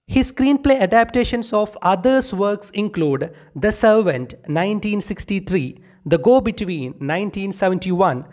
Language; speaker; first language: English; non-native, local second language; Malayalam